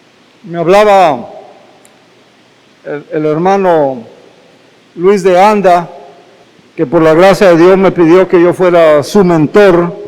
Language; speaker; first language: Spanish; native; Spanish